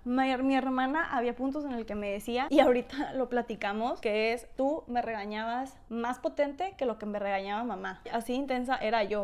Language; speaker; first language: Spanish; native; Spanish